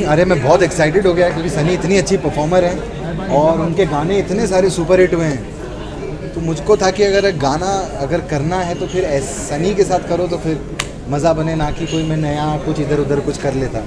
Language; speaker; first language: Hindi; native; Hindi